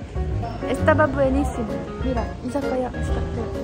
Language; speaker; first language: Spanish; non-native, learner; Japanese